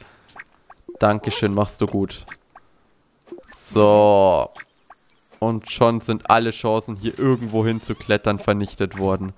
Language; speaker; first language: German; native; German